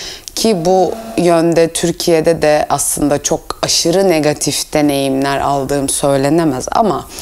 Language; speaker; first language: Turkish; early bilingual, heritage; Turkish